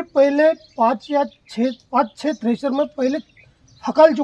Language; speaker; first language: Hindi; non-native, local second language; Marathi